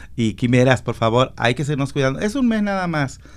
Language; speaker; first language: Spanish; native; Spanish